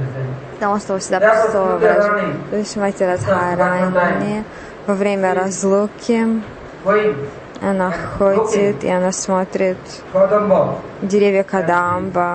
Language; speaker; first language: Russian; non-native, learner; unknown